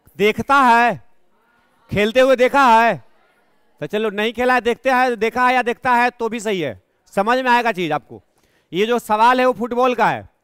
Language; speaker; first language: Hindi; native; Hindi